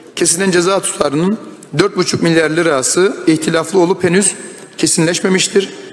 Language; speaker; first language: Turkish; native; Turkish